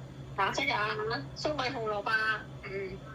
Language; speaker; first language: Chinese; non-native, learner; Indonesian